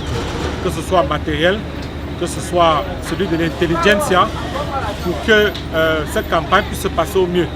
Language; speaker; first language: French; native; French